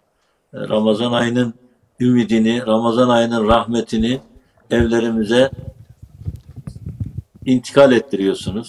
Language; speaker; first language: Turkish; native; Turkish